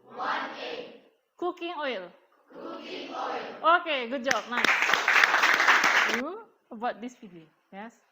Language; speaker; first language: English; non-native, learner; Indonesian